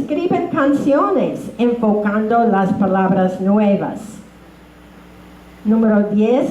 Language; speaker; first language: Spanish; non-native, fluent; English